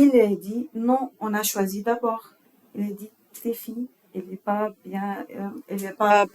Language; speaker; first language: French; non-native, learner; Arabic